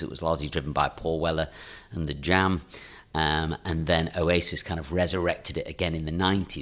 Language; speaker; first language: English; native; English